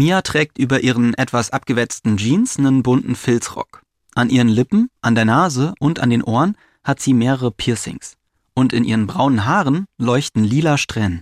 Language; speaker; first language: German; native; German